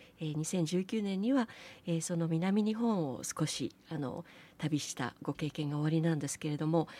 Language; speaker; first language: Japanese; native; Japanese